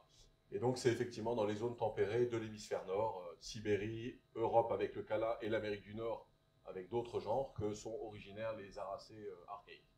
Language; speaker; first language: French; native; French